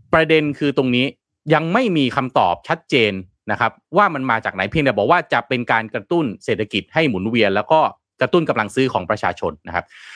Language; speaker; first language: Thai; non-native, local second language; Lao